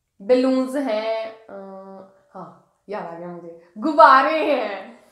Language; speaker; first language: Hindi; native; Hindi